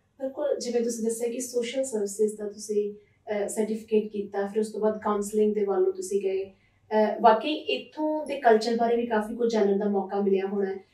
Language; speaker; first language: Punjabi; native; Punjabi